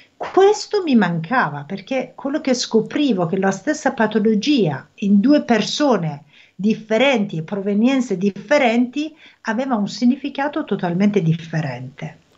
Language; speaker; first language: Italian; non-native, fluent; Persian